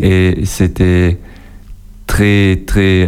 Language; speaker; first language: French; non-native, learner; German